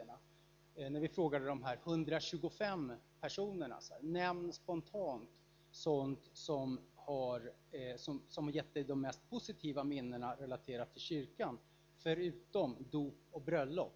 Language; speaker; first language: Swedish; native; Swedish